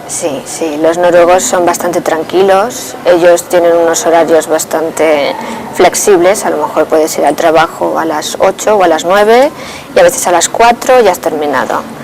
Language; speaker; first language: Spanish; native; Spanish